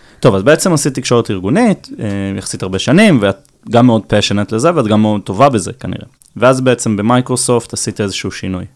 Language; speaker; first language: Hebrew; native; Hebrew